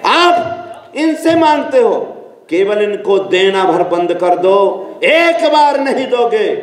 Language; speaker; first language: Hindi; native; Hindi